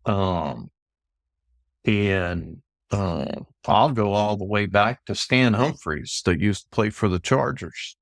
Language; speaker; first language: English; native; English